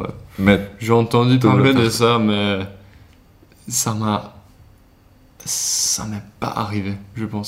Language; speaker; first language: French; non-native, learner; Swedish